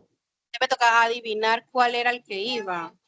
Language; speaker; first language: Spanish; native; Spanish